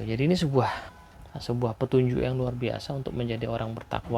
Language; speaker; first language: Indonesian; native; Indonesian